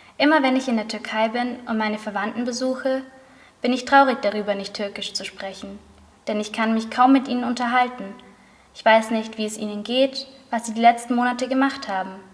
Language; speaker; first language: German; native; German